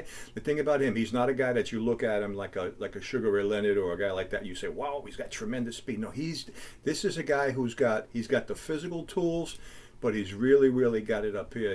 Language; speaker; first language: English; native; English